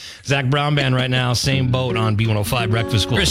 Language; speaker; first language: English; native; English